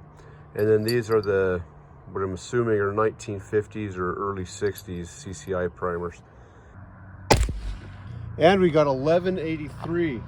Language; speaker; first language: English; native; English